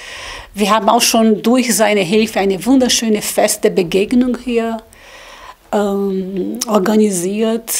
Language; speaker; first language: German; non-native, learner; Portuguese